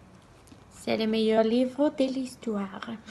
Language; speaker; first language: French; non-native, learner; Spanish